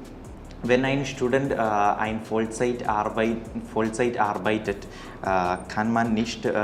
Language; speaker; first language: German; non-native, learner; Malayalam